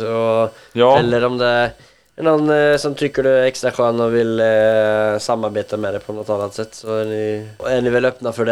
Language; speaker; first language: Swedish; native; Swedish